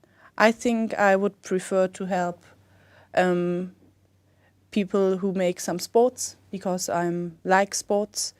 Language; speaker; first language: English; non-native, fluent; German